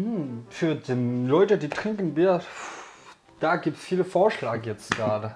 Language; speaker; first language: German; non-native, learner; Malagasy